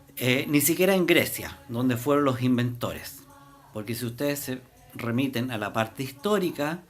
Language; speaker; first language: Spanish; native; Spanish